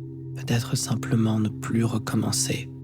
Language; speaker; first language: French; native; French